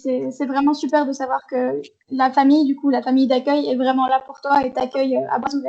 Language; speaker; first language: French; native; French